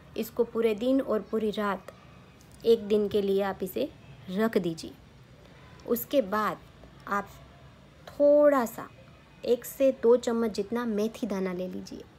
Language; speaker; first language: Hindi; non-native, local second language; Gujarati